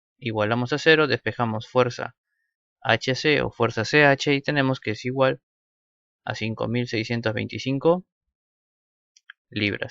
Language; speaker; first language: Spanish; native; Spanish